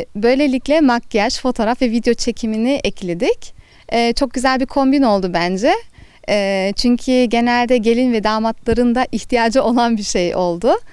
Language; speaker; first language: Turkish; early bilingual, heritage; Turkish